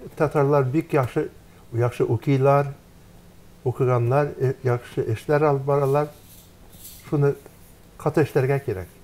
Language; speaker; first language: Tatar; early bilingual, heritage; Tatar